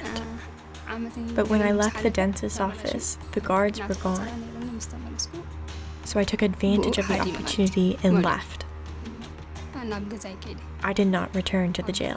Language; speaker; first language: English; non-native, fluent; Arabic